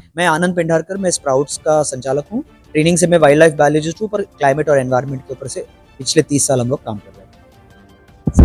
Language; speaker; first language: Hindi; non-native, local second language; Marathi